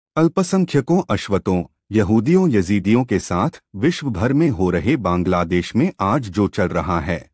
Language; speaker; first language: Hindi; native; Hindi